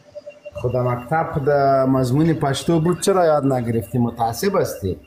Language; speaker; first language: Persian; non-native, local second language; Pashto